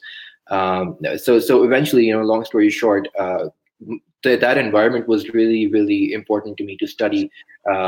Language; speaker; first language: English; non-native, local second language; Urdu